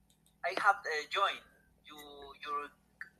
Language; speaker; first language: English; non-native, learner; Spanish